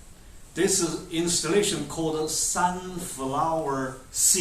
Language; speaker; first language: English; non-native, fluent; Chinese